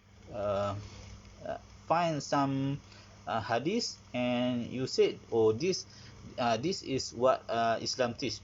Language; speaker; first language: English; non-native, learner; Malay